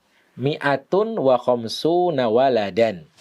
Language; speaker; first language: Arabic; non-native, fluent; Indonesian